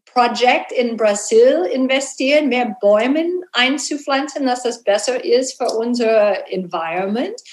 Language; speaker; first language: German; non-native, fluent; English